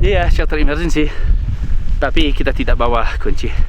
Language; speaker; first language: Indonesian; non-native, learner; English